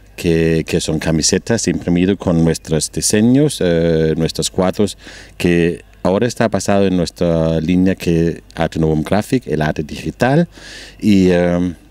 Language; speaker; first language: Spanish; non-native, learner; Danish